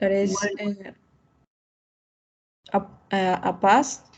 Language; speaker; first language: English; non-native, learner; Spanish